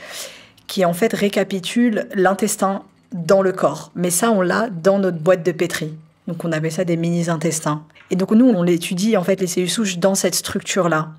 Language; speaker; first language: French; early bilingual, other home language; Arabic